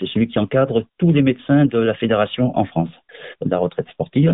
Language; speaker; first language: French; native; French